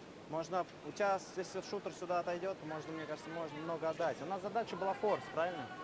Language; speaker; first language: Russian; native; Russian